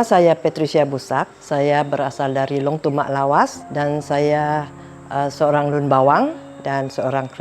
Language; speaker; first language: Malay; non-native, local second language; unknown